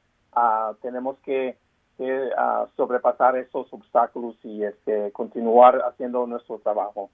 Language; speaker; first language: Spanish; early bilingual, heritage; Spanish